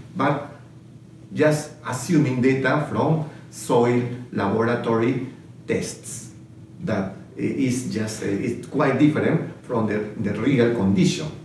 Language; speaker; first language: English; non-native, fluent; Spanish